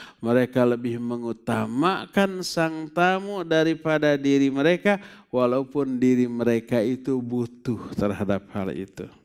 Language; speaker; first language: Indonesian; non-native, local second language; Sundanese